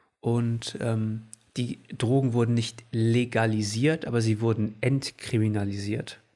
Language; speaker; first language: German; early bilingual, other home language; Portuguese